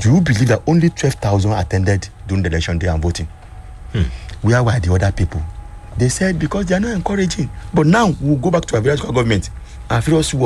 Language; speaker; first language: English; non-native, local second language; Yoruba